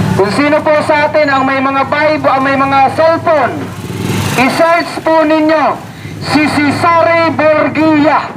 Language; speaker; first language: Filipino; non-native, local second language; Cebuano